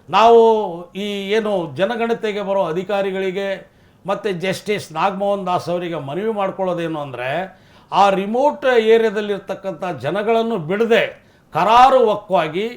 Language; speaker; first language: Kannada; non-native, local second language; Lambadi